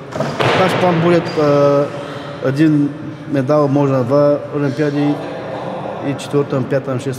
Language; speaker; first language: Russian; non-native, learner; Bulgarian